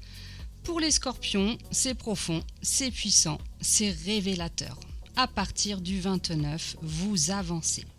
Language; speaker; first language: French; native; French